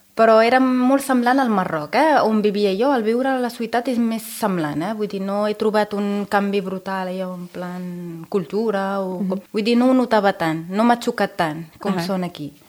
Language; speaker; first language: Catalan; non-native, fluent; Arabic